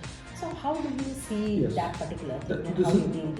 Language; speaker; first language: English; non-native, local second language; Hindi